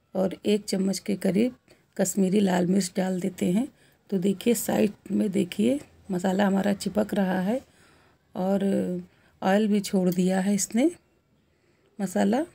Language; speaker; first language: Hindi; native; Hindi